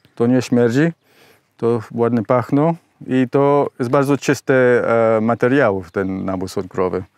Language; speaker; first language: Polish; non-native, learner; Spanish